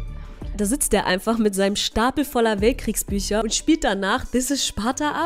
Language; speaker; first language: German; native; German